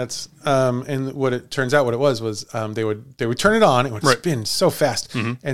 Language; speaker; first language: English; native; English